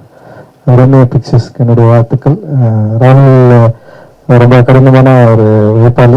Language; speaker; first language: Tamil; native; Tamil